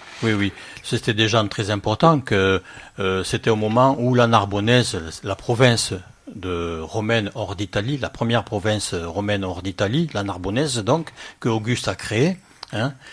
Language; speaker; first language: French; native; French